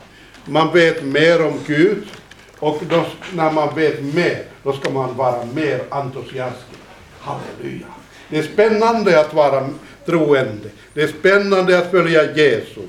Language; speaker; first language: Swedish; non-native, fluent; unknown